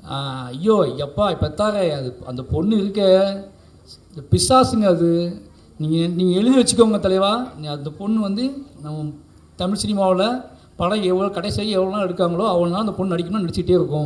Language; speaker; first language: Tamil; native; Tamil